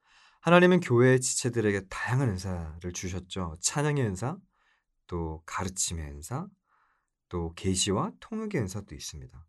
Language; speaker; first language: Korean; native; Korean